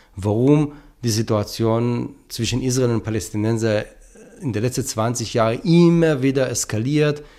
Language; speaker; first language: German; non-native, fluent; Hebrew